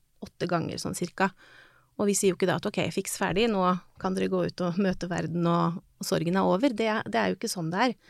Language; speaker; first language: Norwegian; native; Norwegian